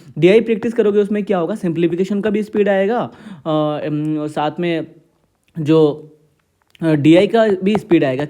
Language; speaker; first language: Hindi; non-native, local second language; Assamese